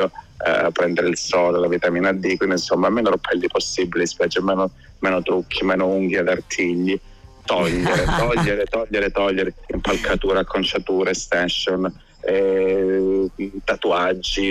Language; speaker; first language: Italian; native; Italian